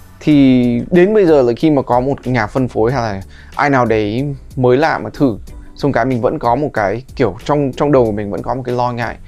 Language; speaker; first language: Vietnamese; early bilingual, heritage; Vietnamese